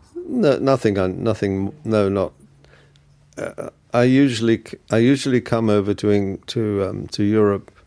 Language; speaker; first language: English; early bilingual, other home language; German